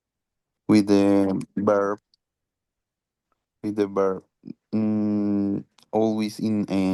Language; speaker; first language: English; non-native, learner; Spanish